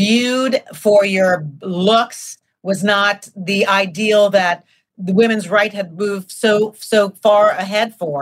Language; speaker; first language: English; native; English